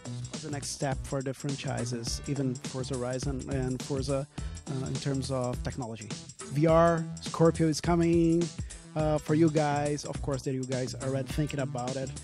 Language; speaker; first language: English; non-native, fluent; Portuguese